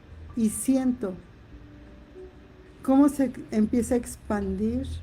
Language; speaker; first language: Spanish; native; Spanish